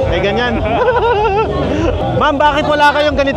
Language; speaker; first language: Filipino; native; Filipino